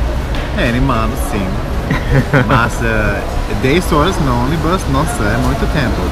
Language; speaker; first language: Portuguese; non-native, learner; English